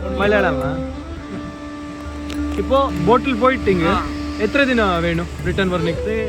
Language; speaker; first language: Malayalam; non-native, learner; Kannada